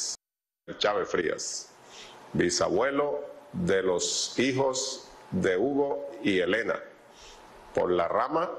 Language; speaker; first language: Spanish; native; Spanish